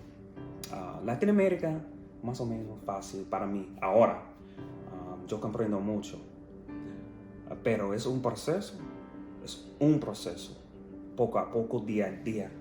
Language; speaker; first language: Spanish; non-native, learner; English